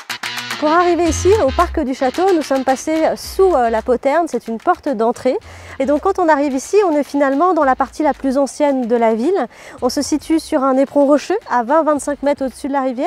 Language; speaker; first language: French; native; French